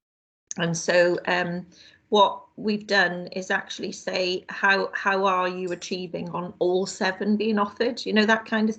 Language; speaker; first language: English; native; English